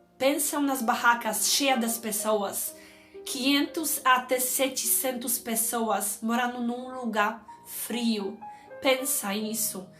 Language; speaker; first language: Portuguese; non-native, fluent; Polish